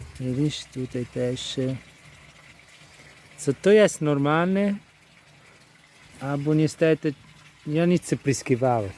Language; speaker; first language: Polish; non-native, learner; Italian